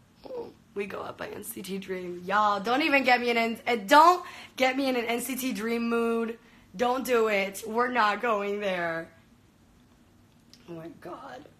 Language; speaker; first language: English; early bilingual, other home language; Spanish